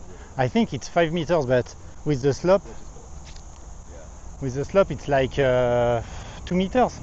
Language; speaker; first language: English; non-native, learner; French